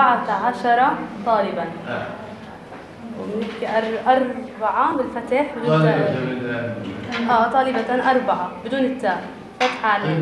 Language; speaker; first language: Arabic; non-native, learner; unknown